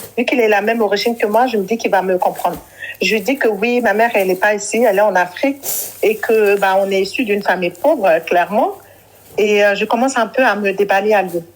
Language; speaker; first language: French; early bilingual, other home language; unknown